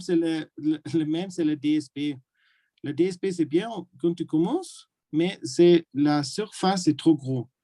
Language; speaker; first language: French; non-native, learner; German